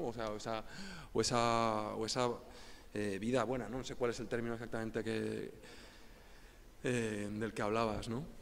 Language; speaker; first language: Spanish; native; Spanish